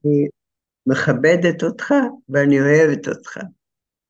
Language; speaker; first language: Hebrew; non-native, fluent; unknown